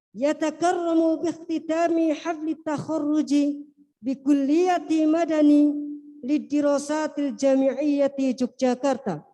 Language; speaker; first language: Arabic; non-native, fluent; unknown